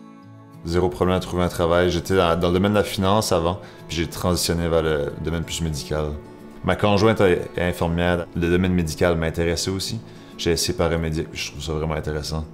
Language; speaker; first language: French; native; French